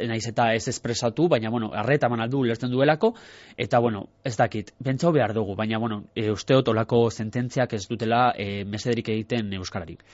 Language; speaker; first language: Basque; non-native, local second language; Spanish